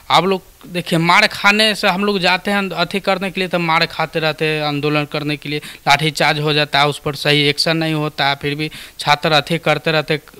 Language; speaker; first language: Hindi; native; Hindi